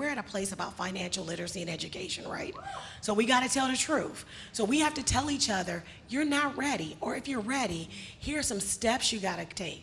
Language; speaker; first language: English; native; English